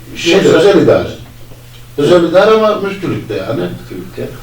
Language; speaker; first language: Turkish; native; Turkish